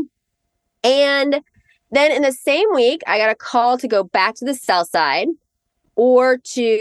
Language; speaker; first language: English; native; English